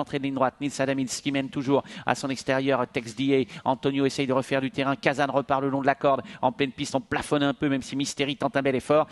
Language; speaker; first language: French; native; French